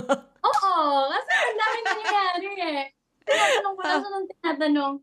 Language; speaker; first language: Filipino; native; Filipino